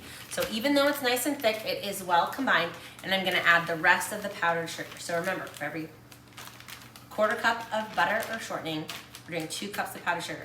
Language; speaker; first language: English; native; English